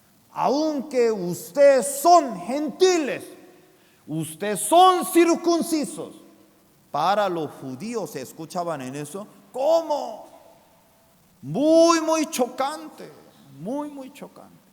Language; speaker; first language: Spanish; non-native, fluent; Korean